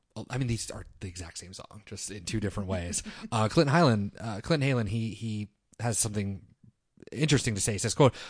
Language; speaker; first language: English; native; English